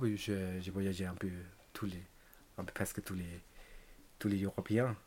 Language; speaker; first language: French; non-native, learner; Tibetan